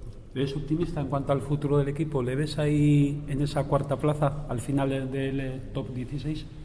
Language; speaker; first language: Spanish; native; Spanish